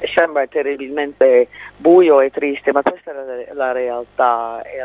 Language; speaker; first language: Italian; non-native, fluent; English